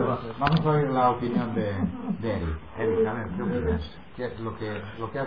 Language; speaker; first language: Spanish; native; Spanish